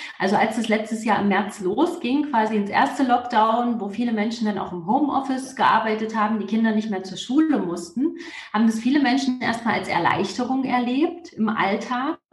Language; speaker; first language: German; native; German